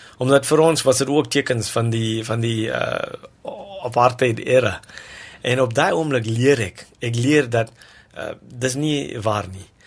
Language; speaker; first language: Afrikaans; non-native, local second language; English